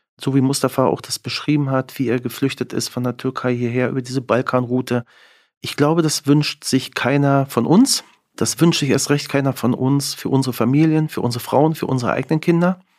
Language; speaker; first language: German; native; German